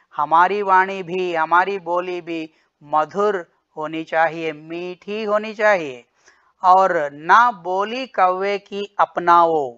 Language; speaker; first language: Hindi; non-native, local second language; Telugu